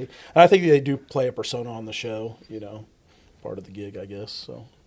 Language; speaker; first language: English; native; English